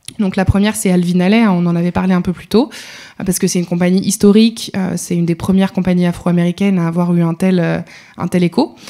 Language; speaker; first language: French; native; French